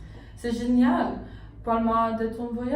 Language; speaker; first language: French; non-native, learner; English